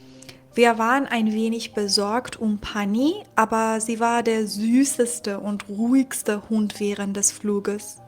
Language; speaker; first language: German; non-native, fluent; Persian